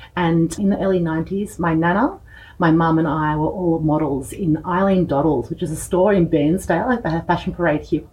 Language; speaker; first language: English; native; English